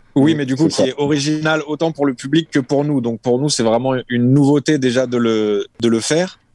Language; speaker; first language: French; native; French